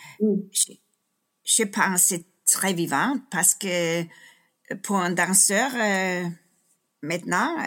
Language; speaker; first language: French; non-native, fluent; Danish